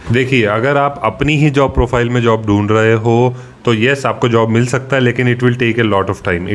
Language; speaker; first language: Hindi; native; Hindi